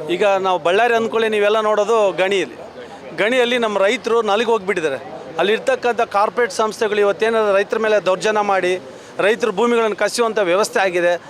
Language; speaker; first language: Kannada; native; Kannada